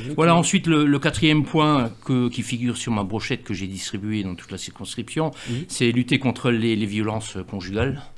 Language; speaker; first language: French; native; French